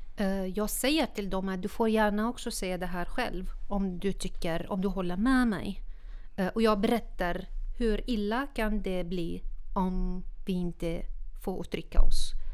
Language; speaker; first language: Swedish; non-native, fluent; Arabic